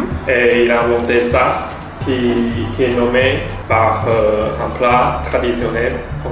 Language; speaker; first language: French; non-native, learner; Chinese